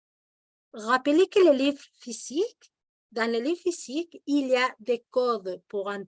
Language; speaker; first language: French; non-native, fluent; Spanish